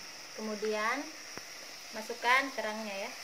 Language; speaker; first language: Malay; non-native, local second language; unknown